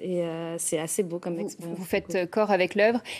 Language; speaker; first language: French; native; French